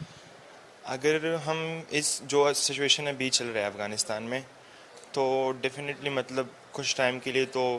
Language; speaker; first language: Hindi; non-native, fluent; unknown